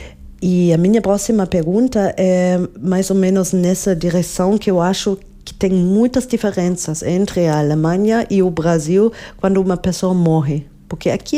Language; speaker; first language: Portuguese; non-native, fluent; German